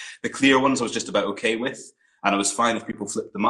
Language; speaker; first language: English; native; English